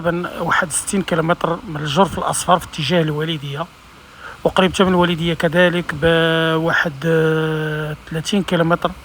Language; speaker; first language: Arabic; native; Arabic